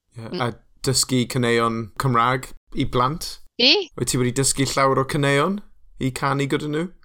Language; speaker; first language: Welsh; non-native, local second language; English